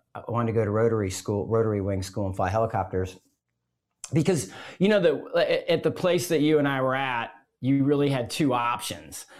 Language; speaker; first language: English; native; English